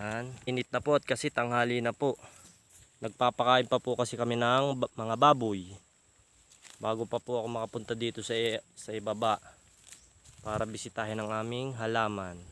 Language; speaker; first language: Filipino; native; Filipino